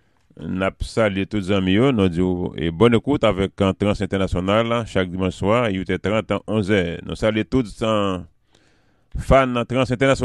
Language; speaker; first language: French; non-native, local second language; Haitian Creole